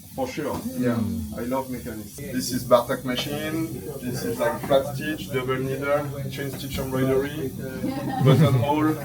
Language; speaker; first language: English; non-native, fluent; French